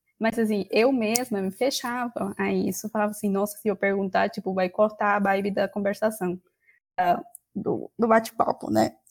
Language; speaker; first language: Portuguese; non-native, fluent; Spanish